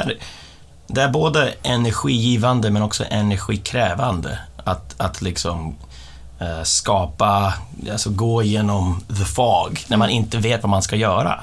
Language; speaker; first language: Swedish; non-native, fluent; English